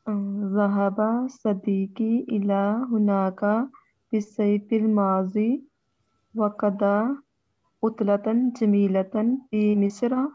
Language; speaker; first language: Arabic; non-native, learner; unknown